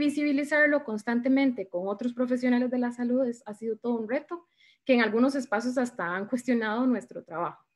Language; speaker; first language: Spanish; native; Spanish